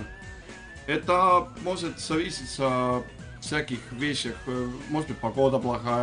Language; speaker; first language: Russian; non-native, fluent; Estonian